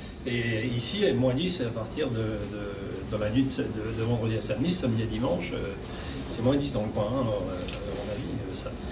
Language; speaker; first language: French; native; French